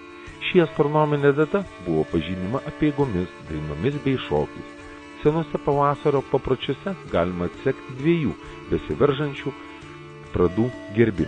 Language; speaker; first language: Lithuanian; native; Lithuanian